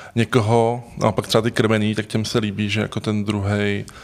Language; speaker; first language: Czech; native; Czech